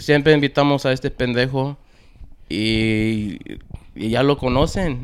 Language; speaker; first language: Spanish; early bilingual, heritage; Spanish